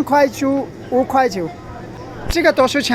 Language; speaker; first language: Chinese; non-native, learner; Hindi